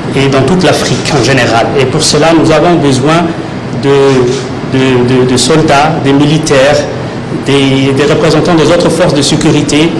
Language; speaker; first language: French; non-native, local second language; Somali